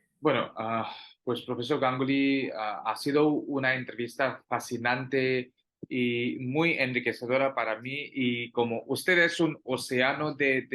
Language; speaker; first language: Spanish; non-native, fluent; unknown